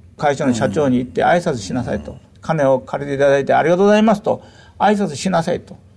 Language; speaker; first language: Japanese; non-native, fluent; Korean